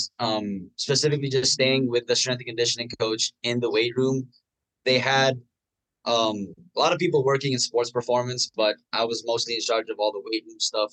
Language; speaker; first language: English; non-native, local second language; Filipino